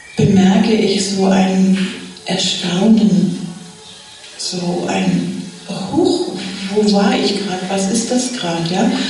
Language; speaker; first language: German; native; German